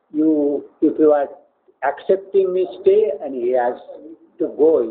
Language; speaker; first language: Hindi; native; Hindi